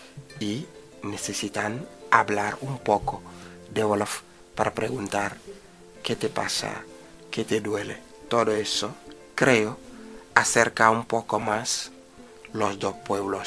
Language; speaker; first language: Spanish; non-native, fluent; Wolof